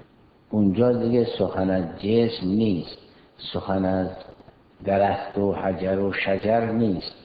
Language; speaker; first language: Persian; native; Persian